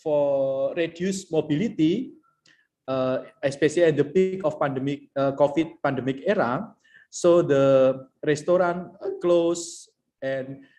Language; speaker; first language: English; non-native, learner; Indonesian